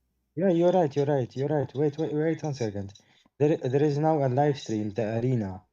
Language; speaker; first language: English; non-native, fluent; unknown